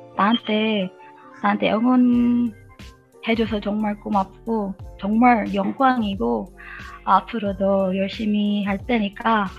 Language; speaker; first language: Korean; non-native, fluent; Waray